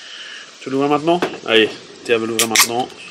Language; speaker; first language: French; native; French